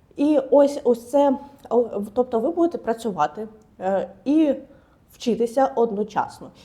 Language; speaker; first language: Ukrainian; native; Ukrainian